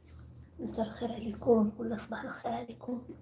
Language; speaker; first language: Arabic; native; Arabic